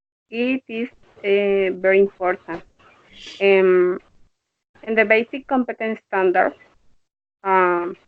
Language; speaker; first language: English; non-native, learner; Spanish